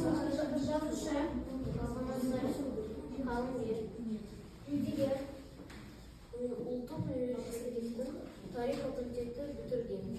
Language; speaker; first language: Kazakh; non-native, local second language; Russian